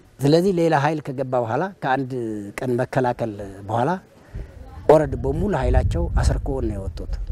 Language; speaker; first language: Amharic; non-native, local second language; Tigrinya